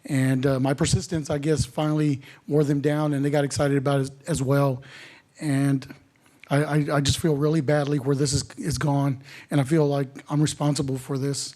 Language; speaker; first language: English; native; English